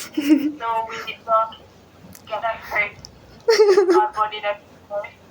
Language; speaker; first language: English; non-native, learner; Indonesian